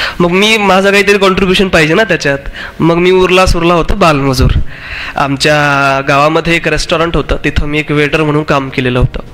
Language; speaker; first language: Marathi; non-native, local second language; Urdu